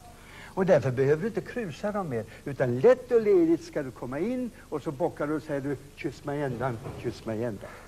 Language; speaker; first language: Swedish; native; Swedish